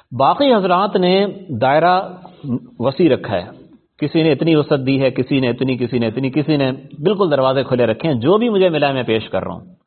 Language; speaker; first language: Urdu; non-native, local second language; Punjabi